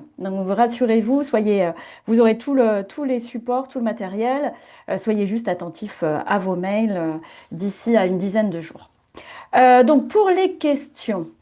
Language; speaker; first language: French; native; French